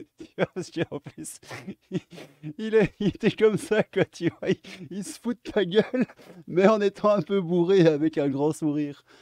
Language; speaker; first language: French; native; French